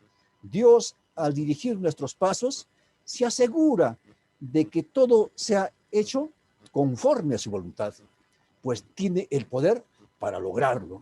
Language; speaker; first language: Spanish; native; Spanish